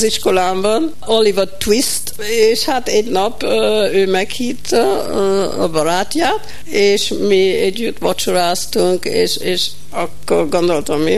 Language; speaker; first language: Hungarian; early bilingual, heritage; Hungarian